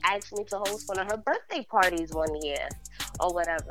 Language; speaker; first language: English; native; English